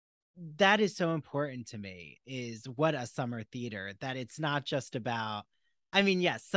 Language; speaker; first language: English; native; English